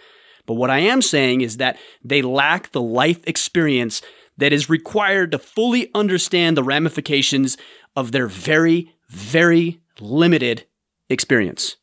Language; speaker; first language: English; native; English